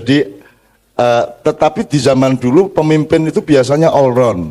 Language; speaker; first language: Indonesian; native; Indonesian